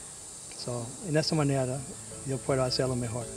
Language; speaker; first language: Spanish; non-native, learner; English